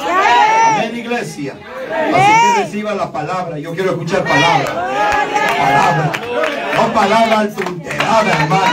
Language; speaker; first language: Spanish; native; Spanish